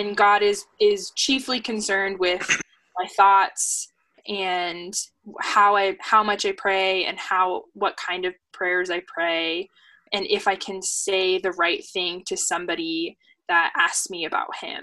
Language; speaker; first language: English; native; English